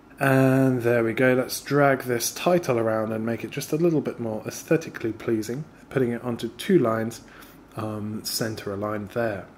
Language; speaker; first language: English; native; English